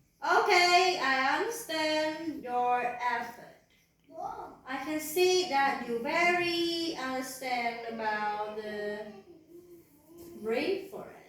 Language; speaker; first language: English; non-native, learner; Vietnamese